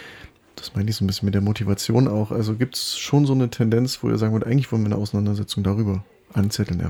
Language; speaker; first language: German; native; German